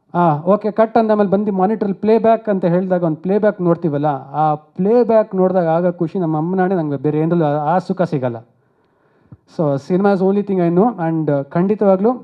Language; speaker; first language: Kannada; native; Kannada